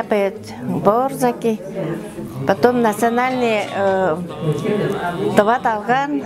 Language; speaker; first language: Russian; non-native, local second language; Tuvinian